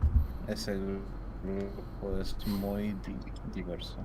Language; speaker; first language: Spanish; non-native, learner; English